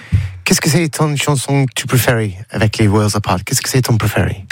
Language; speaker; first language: French; non-native, learner; English